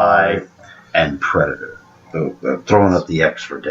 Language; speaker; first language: English; native; English